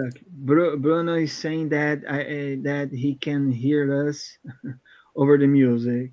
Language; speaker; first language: English; non-native, fluent; Portuguese